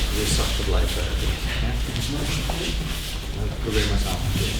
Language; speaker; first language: Dutch; native; Dutch